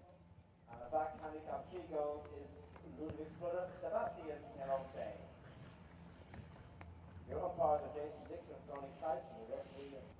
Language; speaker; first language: English; native; English